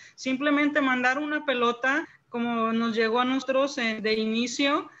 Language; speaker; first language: Spanish; native; Spanish